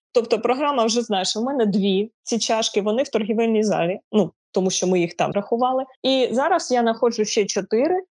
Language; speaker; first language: Ukrainian; non-native, local second language; Russian